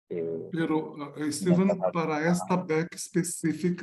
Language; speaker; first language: Spanish; non-native, learner; Portuguese